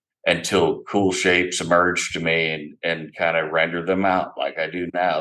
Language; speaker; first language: English; native; English